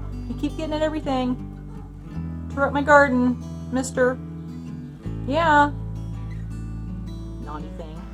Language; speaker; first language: English; native; English